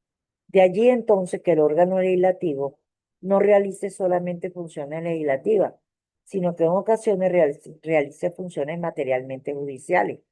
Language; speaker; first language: Spanish; native; Spanish